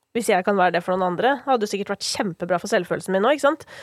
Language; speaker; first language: Norwegian; native; Norwegian